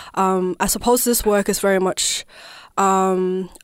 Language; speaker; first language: English; non-native, fluent; Chinese